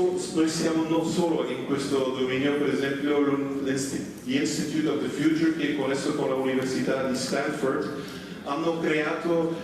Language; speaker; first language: Italian; non-native, fluent; Dutch